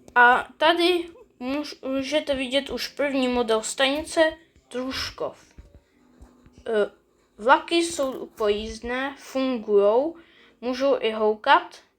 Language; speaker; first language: Czech; native; Czech